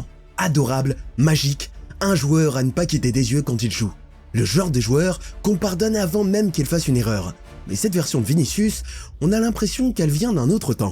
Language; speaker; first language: French; native; French